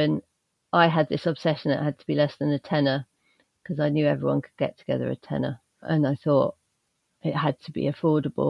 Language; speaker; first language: English; native; English